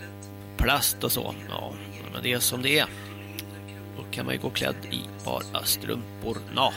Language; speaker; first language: Swedish; native; Swedish